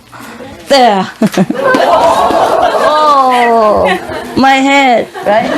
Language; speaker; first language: English; non-native, fluent; Vietnamese